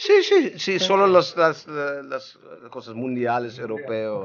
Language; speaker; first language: Spanish; non-native, learner; Dutch